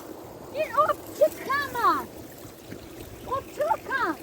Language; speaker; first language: Persian; non-native, local second language; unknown